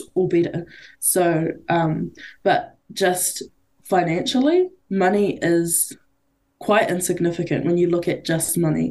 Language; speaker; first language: English; native; English